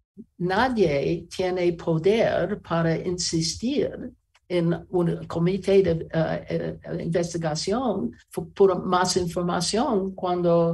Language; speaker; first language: Spanish; non-native, learner; English